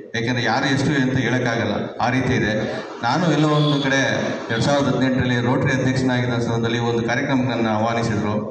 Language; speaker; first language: Kannada; native; Kannada